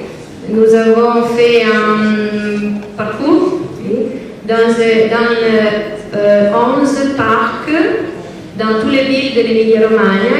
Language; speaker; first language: French; non-native, learner; Italian